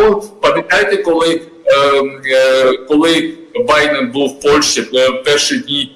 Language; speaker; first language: Ukrainian; non-native, fluent; Georgian